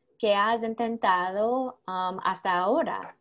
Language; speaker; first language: Spanish; non-native, learner; English